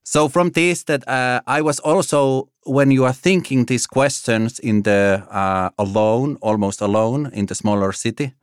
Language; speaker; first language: English; non-native, fluent; Finnish